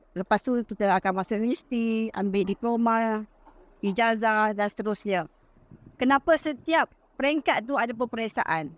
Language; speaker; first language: Malay; native; Malay